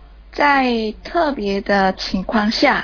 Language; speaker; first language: Chinese; non-native, learner; Korean